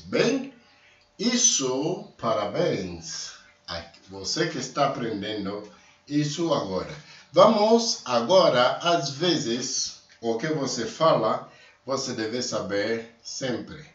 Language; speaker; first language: Portuguese; non-native, learner; Haitian Creole